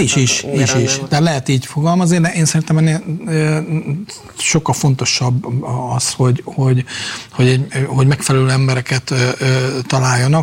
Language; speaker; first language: Hungarian; native; Hungarian